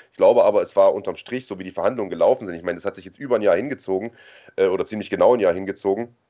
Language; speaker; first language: German; native; German